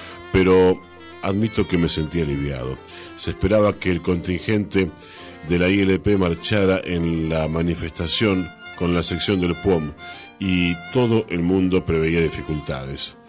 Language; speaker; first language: Spanish; native; Spanish